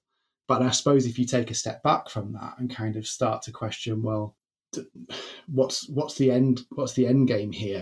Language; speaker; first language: English; native; English